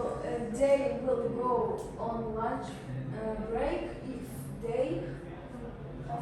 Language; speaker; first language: English; non-native, learner; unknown